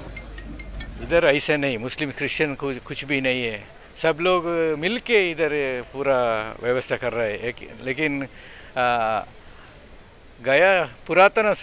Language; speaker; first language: Hindi; non-native, local second language; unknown